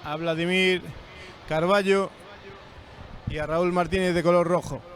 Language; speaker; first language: Spanish; native; Spanish